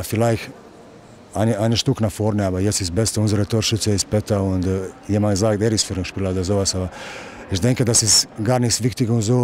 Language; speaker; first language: German; non-native, learner; Croatian